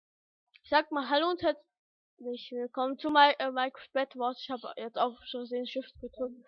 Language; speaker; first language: German; early bilingual, other home language; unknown